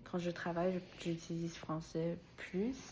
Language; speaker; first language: French; non-native, learner; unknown